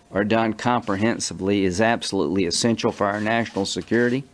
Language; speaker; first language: English; native; English